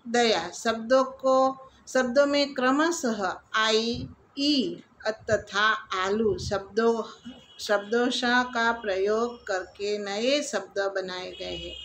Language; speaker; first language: Hindi; non-native, local second language; Gujarati